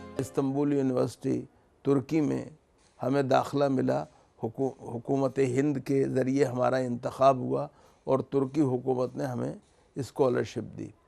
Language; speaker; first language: Urdu; native; Urdu